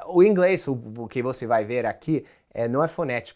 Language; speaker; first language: Portuguese; non-native, fluent; English